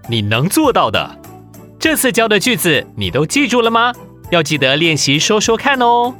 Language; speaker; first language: Chinese; native; Chinese